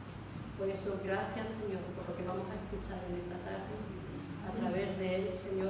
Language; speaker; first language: Spanish; native; Spanish